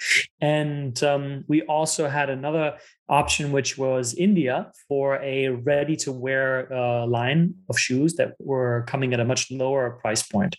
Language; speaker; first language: English; non-native, fluent; German